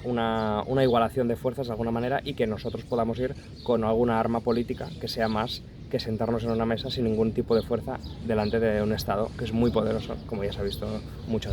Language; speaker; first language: Spanish; non-native, local second language; Catalan